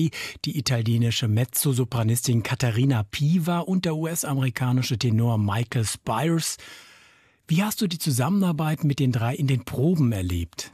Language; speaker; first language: German; native; German